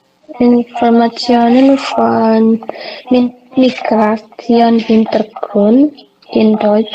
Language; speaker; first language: German; non-native, learner; Indonesian